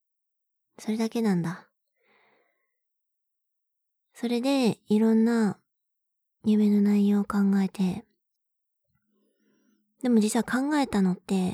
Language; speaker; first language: Japanese; native; Japanese